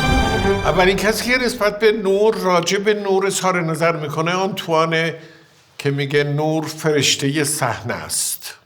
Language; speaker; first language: Persian; native; Persian